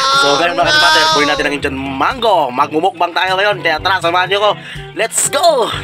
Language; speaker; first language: Filipino; non-native, local second language; Cebuano